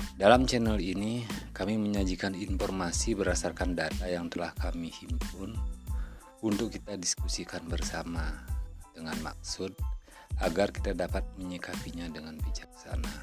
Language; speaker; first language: Indonesian; native; Indonesian